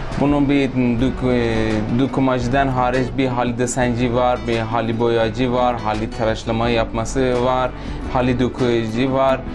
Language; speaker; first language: Turkish; non-native, local second language; Persian